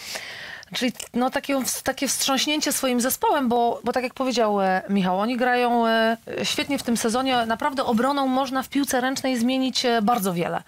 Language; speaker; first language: Polish; native; Polish